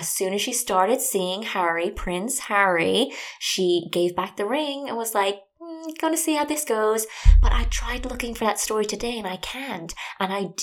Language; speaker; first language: English; native; English